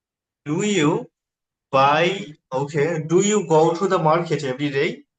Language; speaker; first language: English; non-native, learner; Bangla